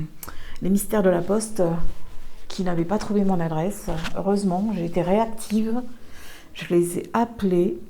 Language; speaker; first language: French; native; French